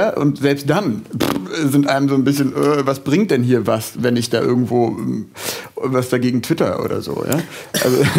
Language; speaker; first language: German; native; German